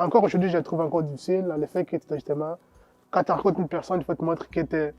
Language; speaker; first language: French; non-native, fluent; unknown